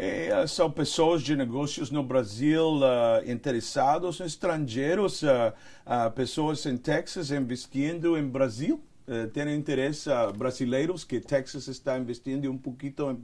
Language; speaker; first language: Portuguese; non-native, learner; Spanish